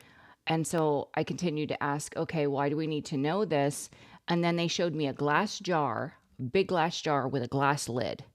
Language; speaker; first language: English; native; English